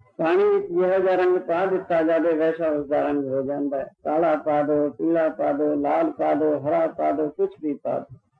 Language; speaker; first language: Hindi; non-native, local second language; Punjabi